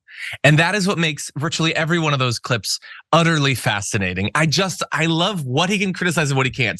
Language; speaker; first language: English; native; English